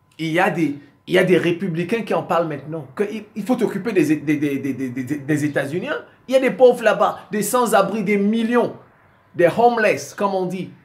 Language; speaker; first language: French; non-native, local second language; Sango